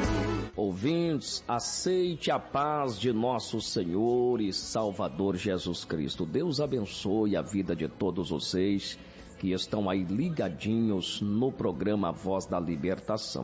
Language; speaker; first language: Portuguese; native; Portuguese